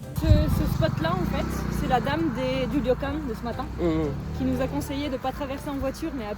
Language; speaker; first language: French; native; French